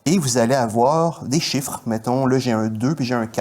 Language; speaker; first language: French; native; French